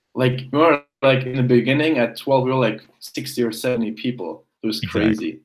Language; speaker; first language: English; non-native, fluent; German